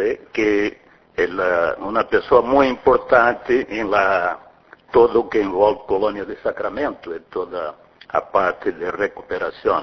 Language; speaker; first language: Portuguese; non-native, fluent; Spanish